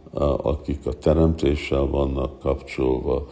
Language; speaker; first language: Hungarian; early bilingual, heritage; Hungarian